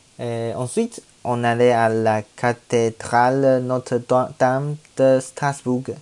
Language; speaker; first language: French; non-native, learner; Chinese